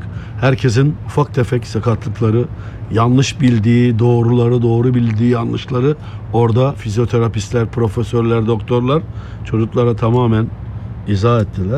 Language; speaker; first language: Turkish; native; Turkish